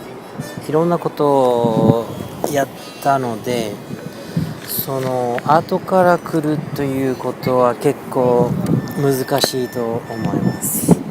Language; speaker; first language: Japanese; non-native, fluent; French